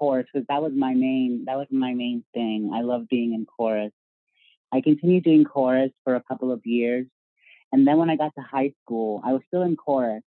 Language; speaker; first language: English; native; English